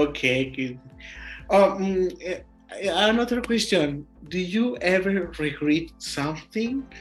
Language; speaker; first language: English; non-native, learner; Spanish